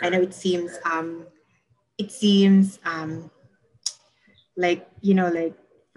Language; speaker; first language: English; non-native, local second language; Cebuano